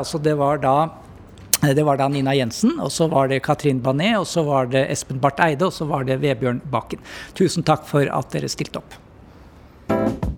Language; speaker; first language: Norwegian; native; Norwegian